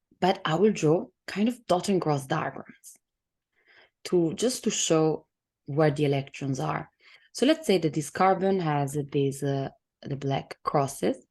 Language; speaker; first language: English; non-native, fluent; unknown